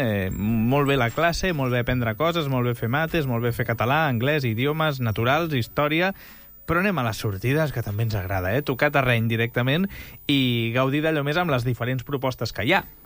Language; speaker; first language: Catalan; native; Catalan